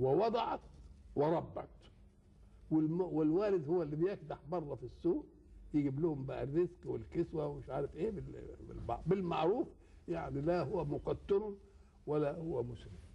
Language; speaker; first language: Arabic; native; Arabic